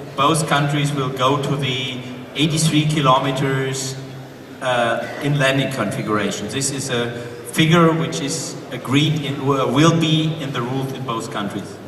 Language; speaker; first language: English; non-native, fluent; German